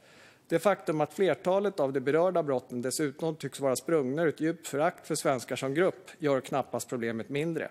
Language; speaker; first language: Swedish; native; Swedish